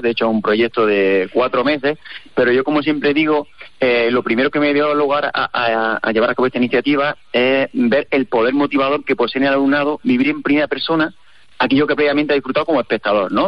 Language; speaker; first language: Spanish; native; Spanish